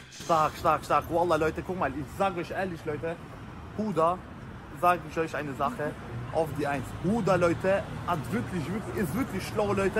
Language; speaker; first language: German; early bilingual, other home language; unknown